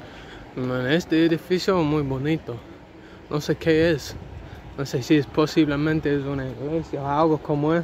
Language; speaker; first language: Spanish; non-native, learner; English